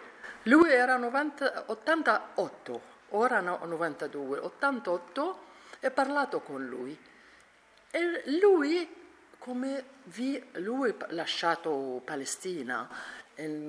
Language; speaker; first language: Italian; non-native, learner; Arabic